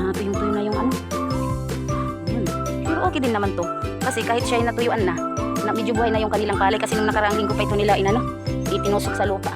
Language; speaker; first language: Filipino; non-native, local second language; Waray